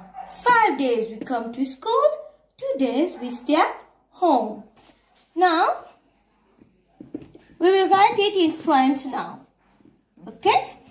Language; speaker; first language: English; non-native, local second language; Morisyen